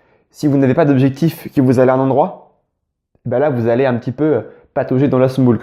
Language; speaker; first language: French; native; French